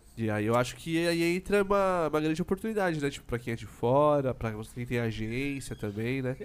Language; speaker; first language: Portuguese; native; Portuguese